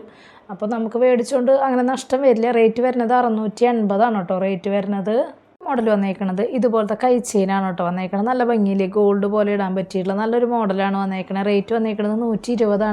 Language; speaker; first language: Malayalam; native; Malayalam